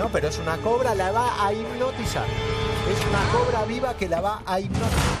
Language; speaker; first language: Spanish; native; Spanish